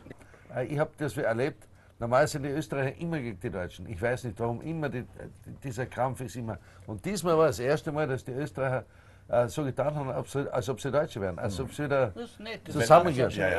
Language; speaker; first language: German; native; German